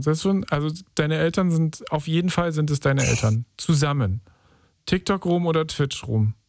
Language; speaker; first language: German; native; German